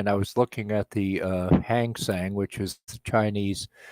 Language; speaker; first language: English; native; English